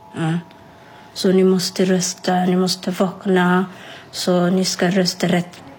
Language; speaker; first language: Swedish; non-native, learner; Somali